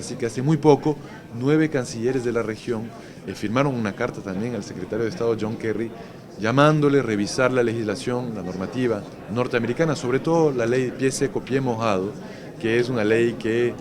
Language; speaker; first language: Spanish; native; Spanish